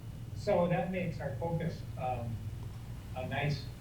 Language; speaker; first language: English; native; English